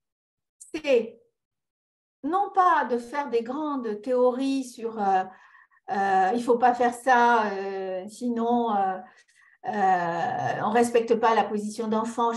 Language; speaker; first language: French; early bilingual, other home language; Spanish